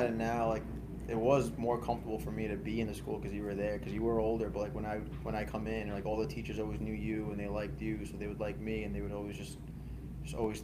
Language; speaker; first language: English; native; English